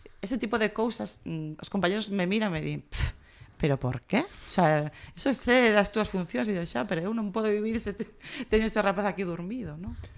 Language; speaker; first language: Galician; non-native, local second language; Spanish